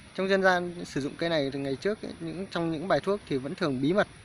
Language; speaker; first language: Vietnamese; native; Vietnamese